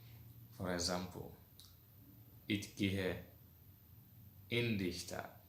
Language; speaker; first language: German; non-native, fluent; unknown